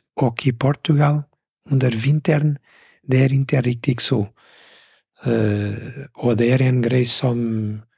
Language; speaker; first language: Swedish; non-native, fluent; Portuguese